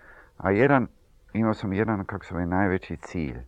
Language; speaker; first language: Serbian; early bilingual, heritage; Serbian